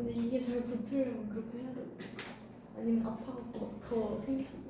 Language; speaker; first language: Korean; native; Korean